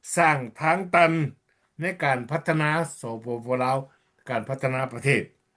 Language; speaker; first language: Lao; native; Lao